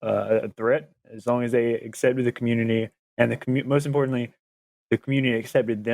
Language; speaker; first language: English; native; English